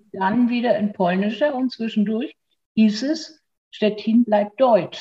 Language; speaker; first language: German; native; German